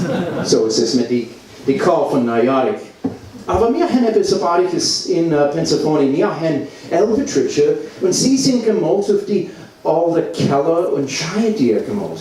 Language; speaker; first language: German; non-native, learner; English